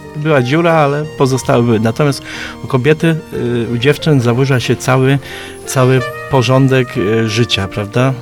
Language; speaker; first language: Polish; native; Polish